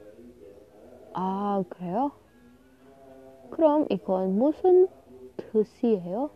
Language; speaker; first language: Korean; non-native, learner; Indonesian